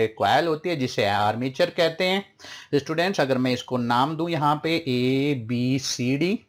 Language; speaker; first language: Hindi; native; Hindi